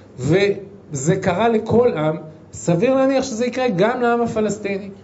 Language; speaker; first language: Hebrew; native; Hebrew